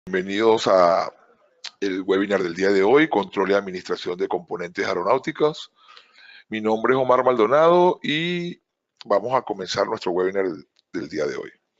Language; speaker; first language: Spanish; native; Spanish